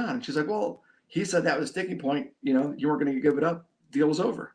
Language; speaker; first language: English; native; English